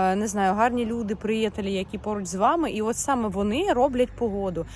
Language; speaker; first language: Ukrainian; non-native, local second language; Russian